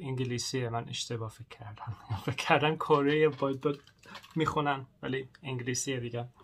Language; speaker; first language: Persian; non-native, learner; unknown